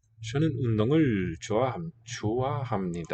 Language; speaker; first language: Korean; non-native, learner; English